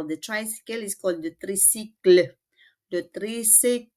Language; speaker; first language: English; non-native, local second language; Filipino